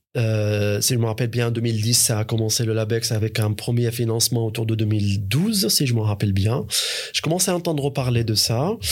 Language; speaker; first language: French; non-native, fluent; Arabic